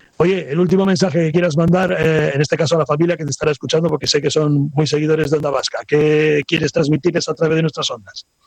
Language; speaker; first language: Spanish; native; Spanish